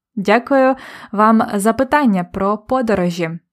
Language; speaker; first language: Ukrainian; native; Ukrainian